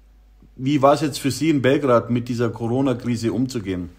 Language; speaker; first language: German; native; German